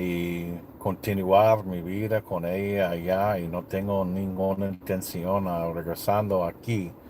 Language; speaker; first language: Spanish; non-native, learner; English